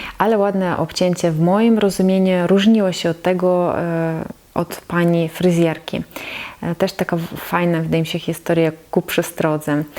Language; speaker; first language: Polish; non-native, fluent; Russian